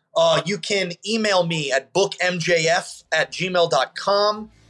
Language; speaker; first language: English; native; English